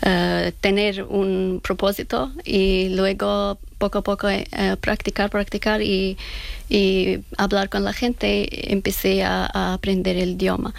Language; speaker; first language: Spanish; non-native, learner; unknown